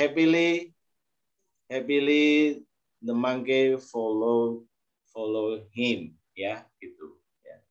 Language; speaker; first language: English; non-native, learner; Indonesian